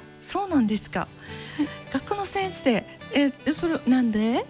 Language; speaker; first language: Japanese; native; Japanese